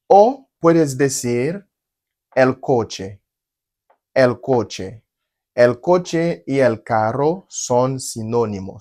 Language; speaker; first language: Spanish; non-native, learner; Haitian Creole